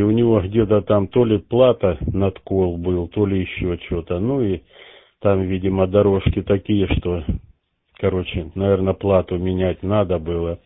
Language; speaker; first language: Russian; native; Russian